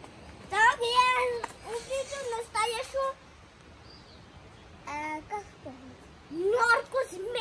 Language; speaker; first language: Russian; non-native, learner; Armenian